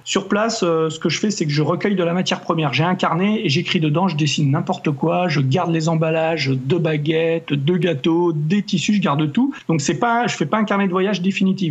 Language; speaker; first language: French; native; French